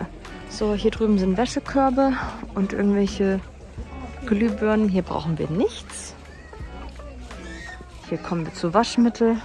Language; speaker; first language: German; native; German